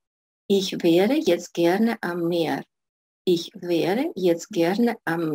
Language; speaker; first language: German; non-native, fluent; Russian